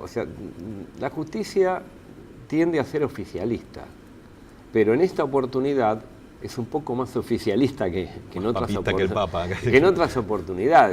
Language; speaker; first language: Spanish; native; Spanish